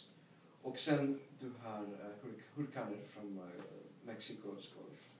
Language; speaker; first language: Swedish; non-native, learner; English